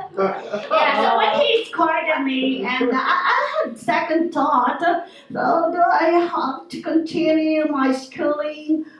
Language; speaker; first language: English; non-native, local second language; Filipino